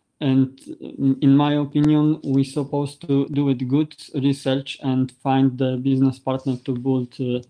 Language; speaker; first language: English; non-native, learner; Polish